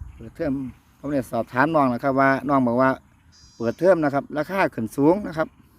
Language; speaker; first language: Thai; non-native, local second language; Northeastern Thai